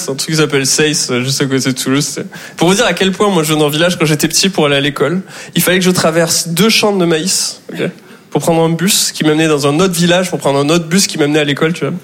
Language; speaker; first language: French; native; French